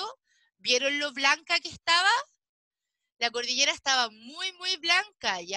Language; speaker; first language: Spanish; native; Spanish